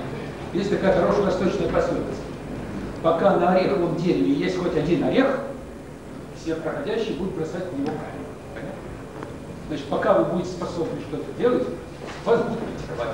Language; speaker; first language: Russian; native; Russian